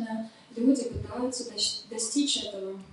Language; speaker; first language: Russian; native; Russian